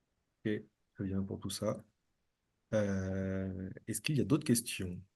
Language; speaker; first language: French; native; French